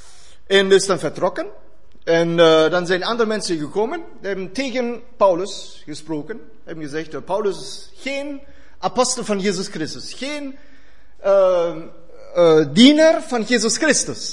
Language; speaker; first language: Dutch; non-native, fluent; German